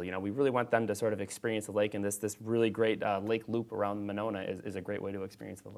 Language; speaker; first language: English; native; English